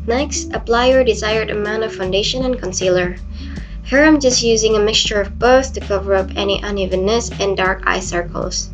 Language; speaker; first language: English; non-native, fluent; Indonesian